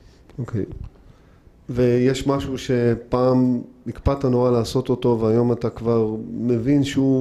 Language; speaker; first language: Hebrew; native; Hebrew